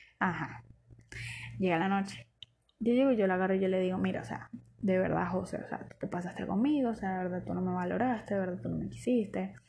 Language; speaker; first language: Spanish; native; Spanish